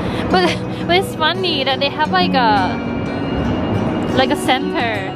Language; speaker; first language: English; non-native, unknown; Thai